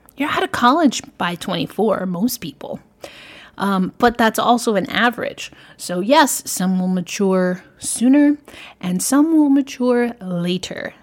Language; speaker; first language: English; native; English